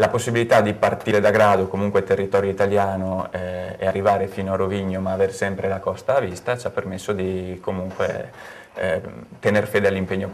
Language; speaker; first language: Italian; native; Italian